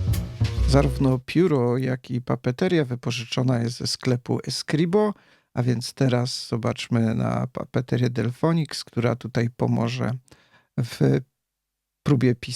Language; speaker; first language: Polish; native; Polish